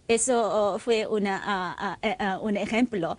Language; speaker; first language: Spanish; non-native, fluent; Korean